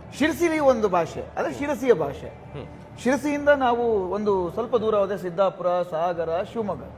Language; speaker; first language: Kannada; native; Kannada